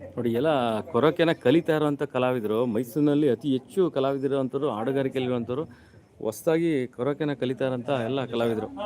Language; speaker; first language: Kannada; native; Kannada